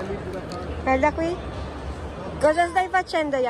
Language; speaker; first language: Italian; non-native, fluent; Filipino